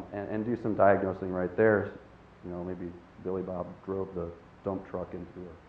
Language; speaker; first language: English; native; English